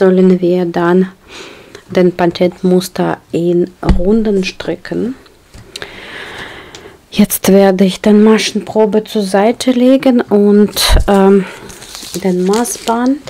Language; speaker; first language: German; non-native, learner; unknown